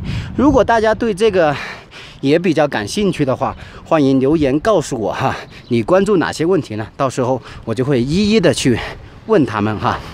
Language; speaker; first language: Chinese; native; Chinese